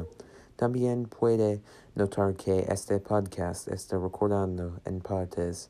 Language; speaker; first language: Spanish; non-native, learner; English